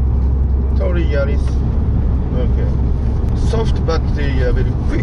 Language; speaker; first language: English; non-native, learner; Japanese